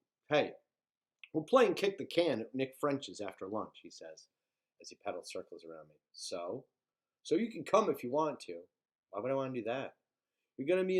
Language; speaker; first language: English; native; English